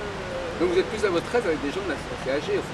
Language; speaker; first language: French; native; French